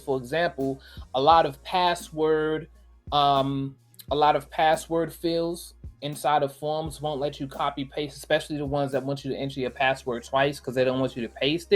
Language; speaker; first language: English; native; English